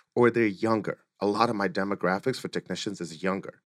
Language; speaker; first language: English; early bilingual, other home language; Russian